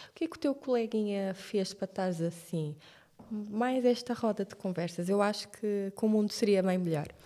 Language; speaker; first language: Portuguese; non-native, local second language; Kabuverdianu